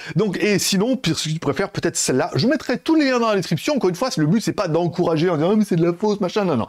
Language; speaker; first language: French; native; French